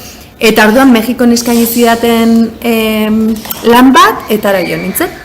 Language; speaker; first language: Basque; non-native, local second language; Spanish